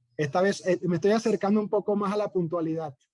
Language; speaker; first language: Spanish; native; Spanish